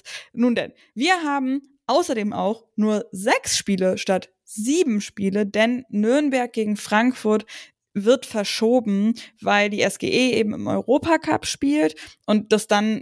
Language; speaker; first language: German; native; German